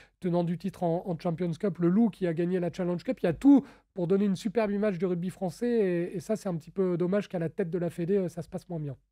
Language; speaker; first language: French; native; French